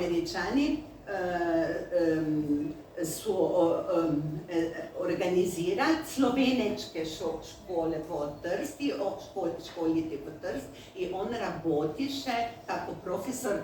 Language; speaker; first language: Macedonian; non-native, learner; Slovenian